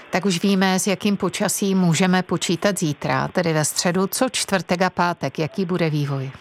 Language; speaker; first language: Czech; native; Czech